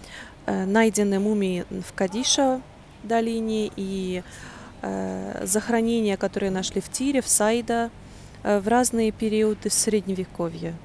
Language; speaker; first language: Russian; native; Russian